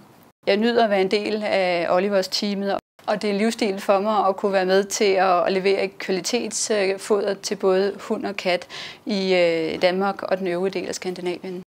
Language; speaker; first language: Danish; native; Danish